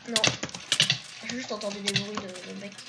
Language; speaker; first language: French; native; French